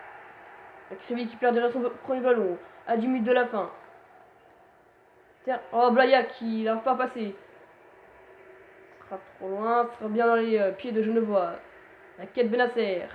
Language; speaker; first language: French; native; French